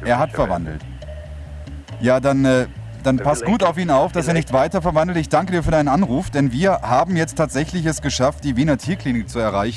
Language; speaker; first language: German; native; German